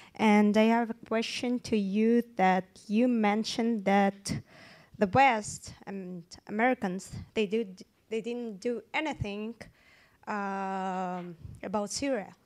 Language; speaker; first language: English; non-native, fluent; Turkmen